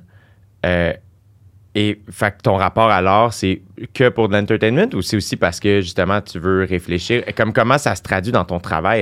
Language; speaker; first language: French; native; French